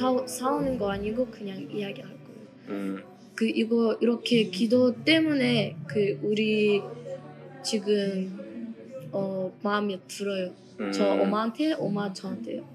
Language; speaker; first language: Korean; early bilingual, other home language; Russian